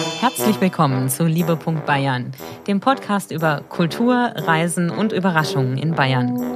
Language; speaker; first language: German; native; German